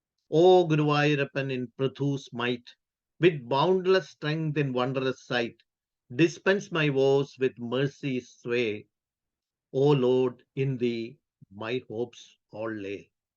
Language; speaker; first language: English; non-native, local second language; Malayalam